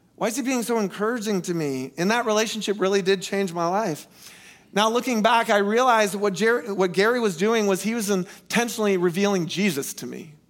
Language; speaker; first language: English; native; English